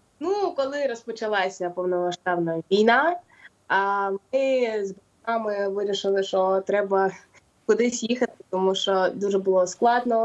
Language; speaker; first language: Ukrainian; non-native, local second language; Russian